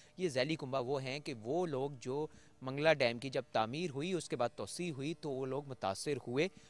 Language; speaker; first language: Urdu; non-native, local second language; Pahari-Potwari